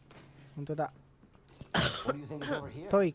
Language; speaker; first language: Japanese; non-native, learner; English